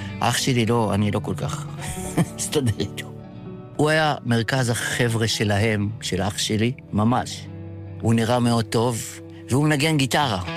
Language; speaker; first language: Hebrew; early bilingual, other home language; Yiddish